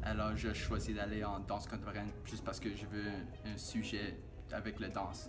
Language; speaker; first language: French; non-native, local second language; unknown